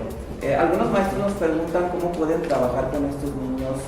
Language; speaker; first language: Spanish; native; Spanish